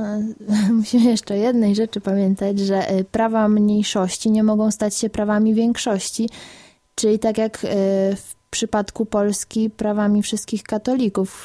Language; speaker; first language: Polish; native; Polish